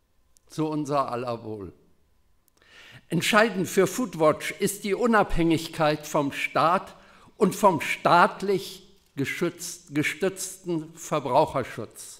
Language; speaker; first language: German; native; German